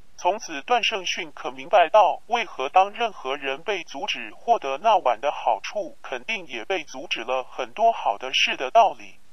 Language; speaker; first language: Chinese; non-native, local second language; Cantonese